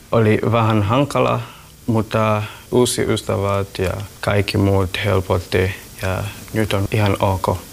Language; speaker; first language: Finnish; non-native, learner; Swahili